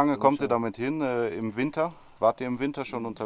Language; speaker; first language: German; native; German